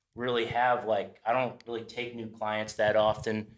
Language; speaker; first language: English; native; English